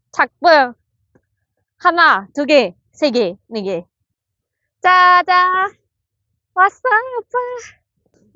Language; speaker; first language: Korean; non-native, learner; Japanese